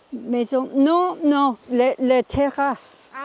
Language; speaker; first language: French; non-native, learner; English